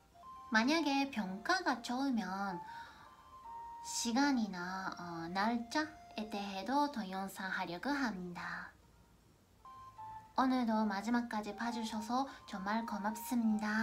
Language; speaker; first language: Korean; non-native, fluent; Japanese